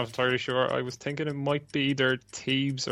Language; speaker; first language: English; native; English